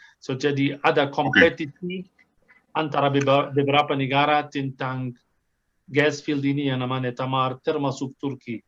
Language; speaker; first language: Indonesian; non-native, fluent; Arabic